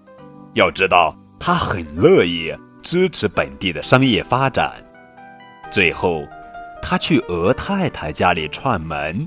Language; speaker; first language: Chinese; native; Chinese